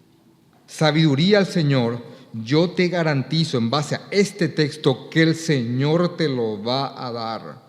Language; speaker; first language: Spanish; native; Spanish